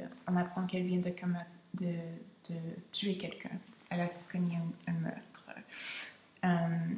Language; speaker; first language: French; non-native, local second language; English